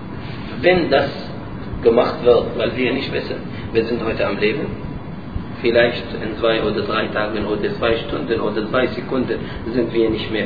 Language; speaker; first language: German; non-native, learner; Arabic